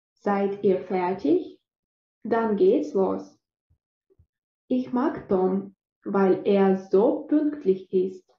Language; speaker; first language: German; non-native, fluent; Russian